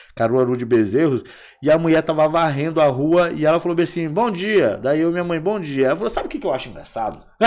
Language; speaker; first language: Portuguese; native; Portuguese